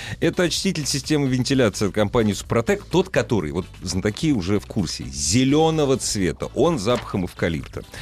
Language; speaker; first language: Russian; native; Russian